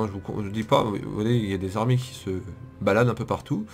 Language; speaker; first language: French; native; French